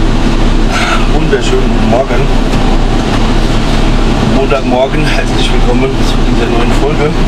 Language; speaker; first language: German; native; German